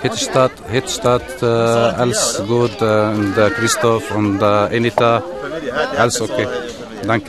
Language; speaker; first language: German; non-native, learner; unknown